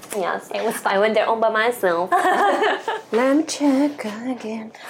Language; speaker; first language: English; non-native, fluent; Russian